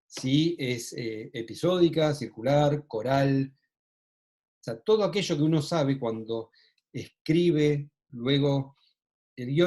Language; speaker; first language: Spanish; native; Spanish